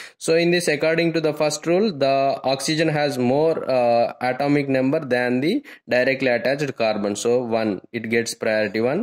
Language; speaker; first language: English; non-native, local second language; Telugu